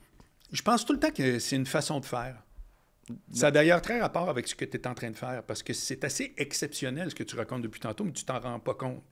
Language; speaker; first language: French; native; French